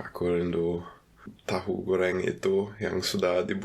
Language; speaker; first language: Indonesian; non-native, fluent; German